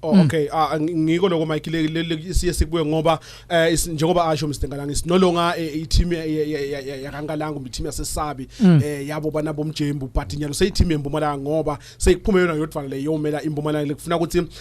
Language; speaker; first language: Zulu; non-native, local second language; Swati